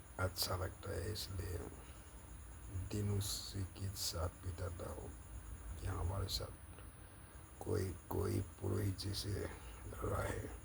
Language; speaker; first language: Hindi; non-native, local second language; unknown